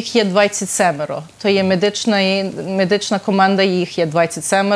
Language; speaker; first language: Ukrainian; early bilingual, heritage; Ukrainian